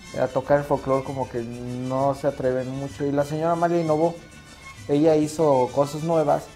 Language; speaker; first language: Spanish; native; Spanish